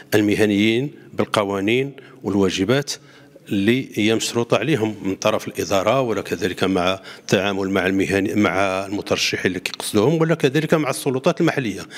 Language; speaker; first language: Arabic; native; Arabic